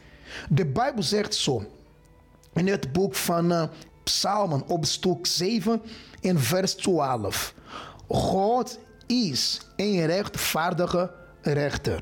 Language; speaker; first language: Dutch; non-native, fluent; Portuguese